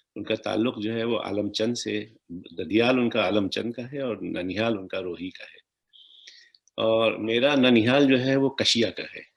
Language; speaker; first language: Urdu; native; Urdu